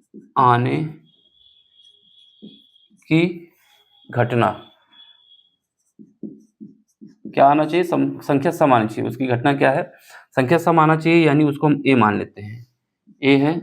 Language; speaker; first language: Hindi; native; Hindi